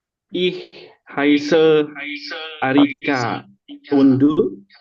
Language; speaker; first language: German; non-native, learner; Indonesian